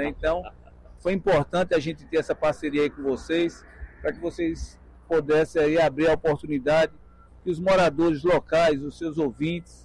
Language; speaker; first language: Portuguese; native; Portuguese